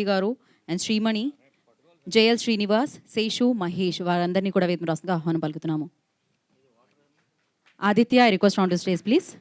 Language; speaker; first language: Telugu; native; Telugu